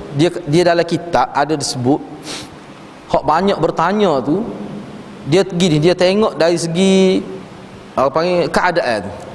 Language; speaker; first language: Malay; native; Malay